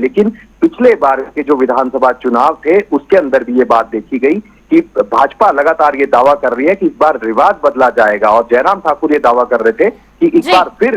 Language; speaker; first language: Hindi; native; Hindi